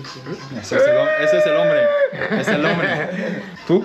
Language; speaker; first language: Spanish; non-native, learner; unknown